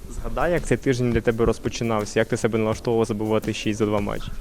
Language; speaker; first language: Ukrainian; native; Ukrainian